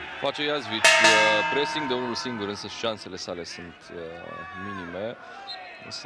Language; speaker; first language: Romanian; native; Romanian